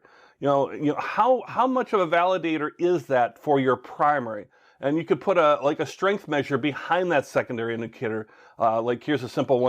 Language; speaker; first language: English; native; English